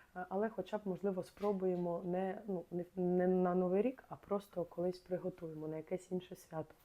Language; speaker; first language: Ukrainian; native; Ukrainian